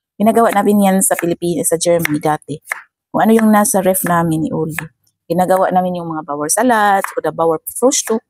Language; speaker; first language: Filipino; non-native, local second language; Cebuano